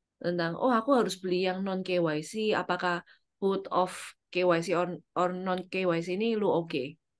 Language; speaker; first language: Indonesian; native; Indonesian